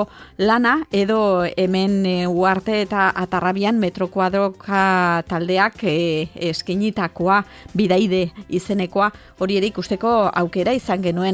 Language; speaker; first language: Basque; native; Basque